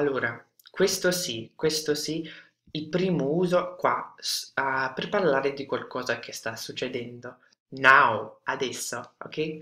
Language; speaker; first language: Italian; non-native, fluent; English